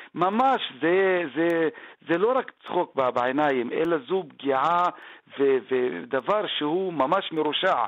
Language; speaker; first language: Hebrew; non-native, local second language; Arabic